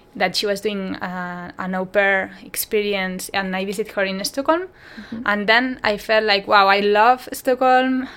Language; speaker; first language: English; non-native, fluent; Spanish